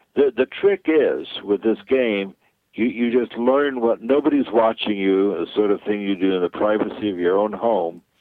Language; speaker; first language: English; native; English